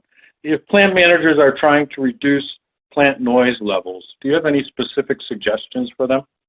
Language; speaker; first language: English; native; English